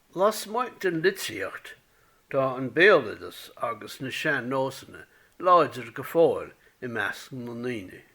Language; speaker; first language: Irish; native; Irish